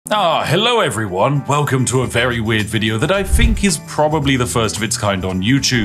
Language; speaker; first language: English; native; English